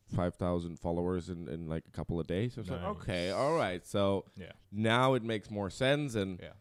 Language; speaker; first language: English; non-native, fluent; Dutch